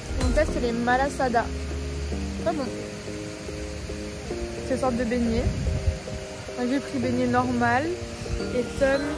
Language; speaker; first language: French; native; French